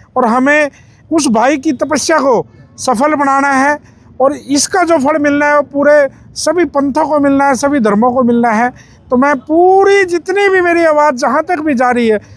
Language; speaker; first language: Hindi; non-native, local second language; Punjabi